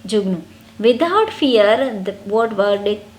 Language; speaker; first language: English; non-native, local second language; Gujarati